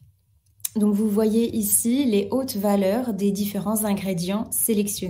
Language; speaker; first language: French; native; French